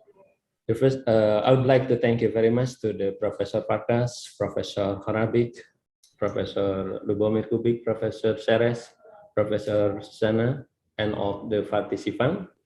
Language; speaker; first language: English; non-native, learner; Indonesian